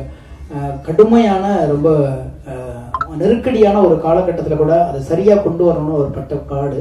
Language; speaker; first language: Tamil; native; Tamil